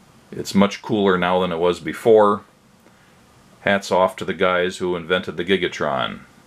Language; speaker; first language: English; native; English